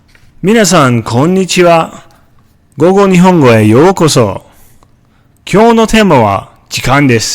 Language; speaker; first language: Japanese; non-native, fluent; English